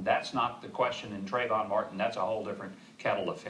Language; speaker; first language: English; native; English